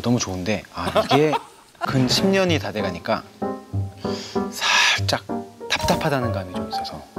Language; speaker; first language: Korean; native; Korean